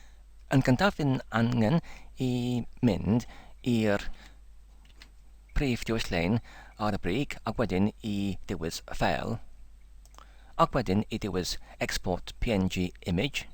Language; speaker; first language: Welsh; non-native, learner; English